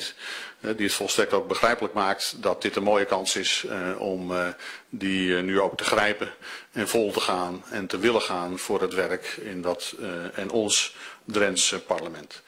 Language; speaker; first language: Dutch; native; Dutch